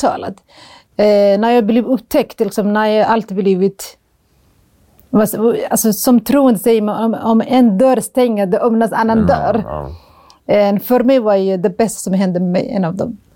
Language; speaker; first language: Swedish; non-native, fluent; Somali